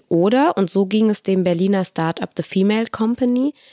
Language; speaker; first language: German; native; German